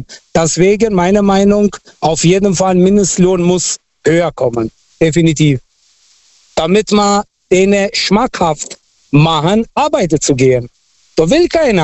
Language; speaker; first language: German; non-native, fluent; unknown